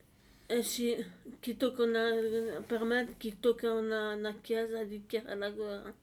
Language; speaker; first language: Italian; non-native, learner; French